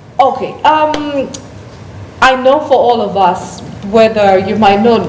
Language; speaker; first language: English; non-native, local second language; Ganda